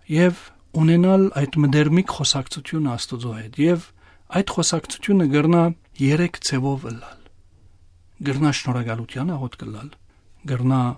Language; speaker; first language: Armenian; native; Armenian